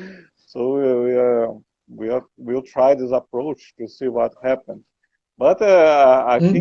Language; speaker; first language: English; non-native, learner; Portuguese